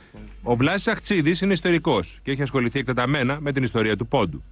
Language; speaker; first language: Greek; native; Greek